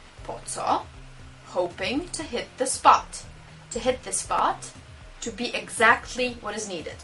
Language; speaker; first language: English; non-native, fluent; Polish